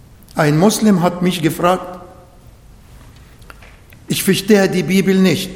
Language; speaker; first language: German; non-native, fluent; Arabic